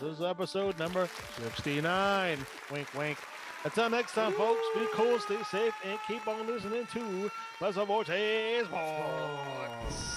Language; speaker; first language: English; native; English